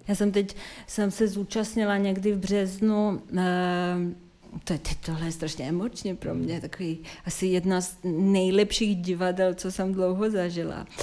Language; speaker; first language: Czech; non-native, fluent; Serbian